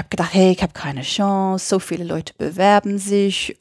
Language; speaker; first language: German; non-native, fluent; English